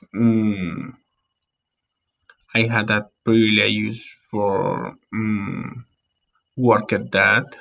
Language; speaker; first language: English; non-native, learner; Spanish